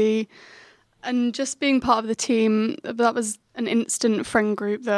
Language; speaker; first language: English; native; English